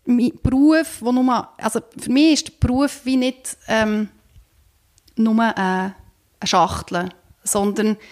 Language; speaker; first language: German; native; German